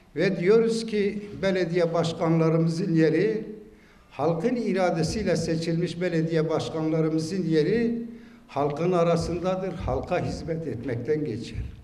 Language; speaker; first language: Turkish; non-native, local second language; Kurdish